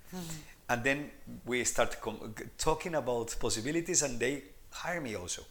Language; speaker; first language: English; non-native, fluent; Spanish